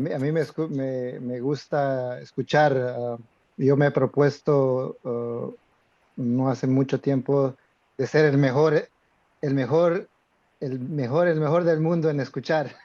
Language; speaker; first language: Spanish; non-native, fluent; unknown